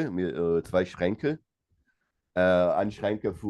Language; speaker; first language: German; non-native, learner; Portuguese